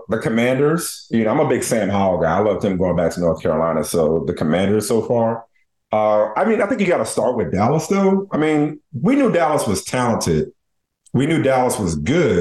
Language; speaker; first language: English; native; English